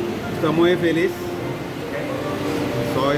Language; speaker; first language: Spanish; non-native, learner; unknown